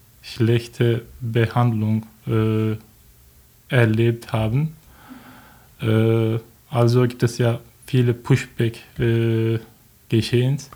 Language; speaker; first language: German; non-native, learner; Turkish